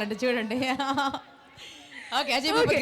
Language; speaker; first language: Telugu; native; Telugu